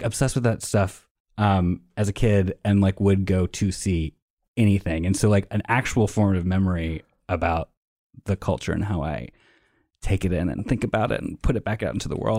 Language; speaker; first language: English; native; English